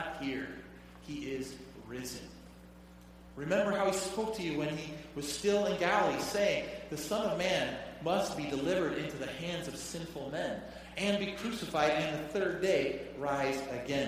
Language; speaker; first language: English; native; English